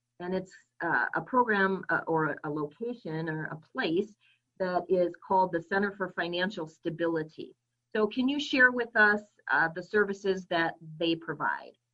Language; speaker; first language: English; native; English